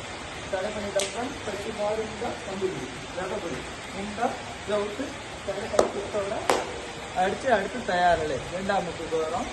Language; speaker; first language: Tamil; native; Tamil